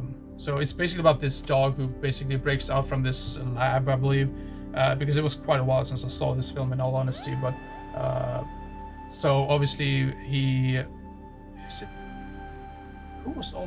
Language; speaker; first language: English; non-native, fluent; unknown